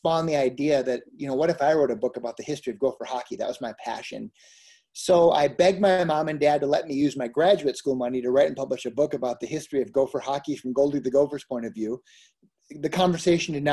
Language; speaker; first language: English; native; English